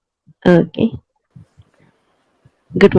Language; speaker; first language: Hindi; non-native, local second language; Bangla